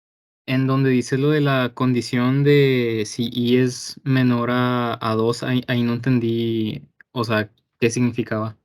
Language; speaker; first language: Spanish; native; Spanish